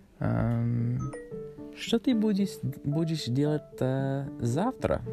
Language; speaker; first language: Russian; non-native, learner; English